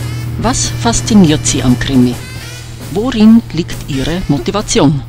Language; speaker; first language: German; native; German